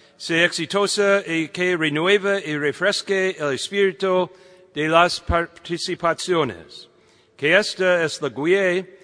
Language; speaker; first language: Spanish; non-native, fluent; English